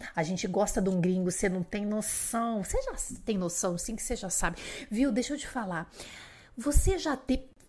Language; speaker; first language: Portuguese; native; Portuguese